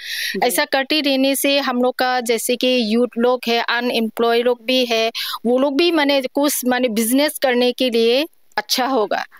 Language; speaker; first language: Hindi; non-native, local second language; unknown